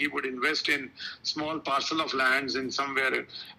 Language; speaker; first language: English; non-native, local second language; Kashmiri